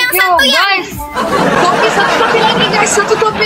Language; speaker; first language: Indonesian; non-native, fluent; Turkish